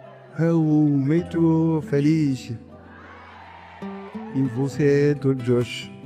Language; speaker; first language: Portuguese; non-native, learner; Lingala